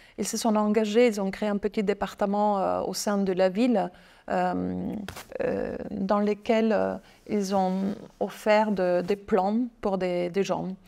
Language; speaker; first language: French; non-native, fluent; German